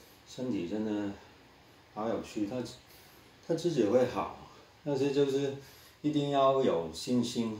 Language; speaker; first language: Chinese; non-native, local second language; Cantonese